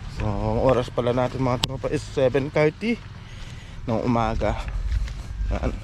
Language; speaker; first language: Filipino; non-native, local second language; Iloko